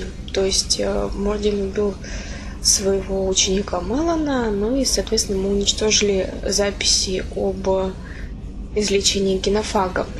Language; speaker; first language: Russian; native; Russian